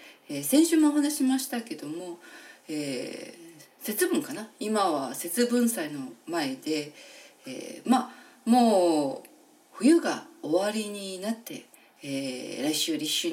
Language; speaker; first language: Japanese; native; Japanese